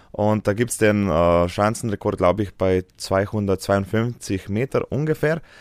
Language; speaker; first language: German; non-native, fluent; Slovenian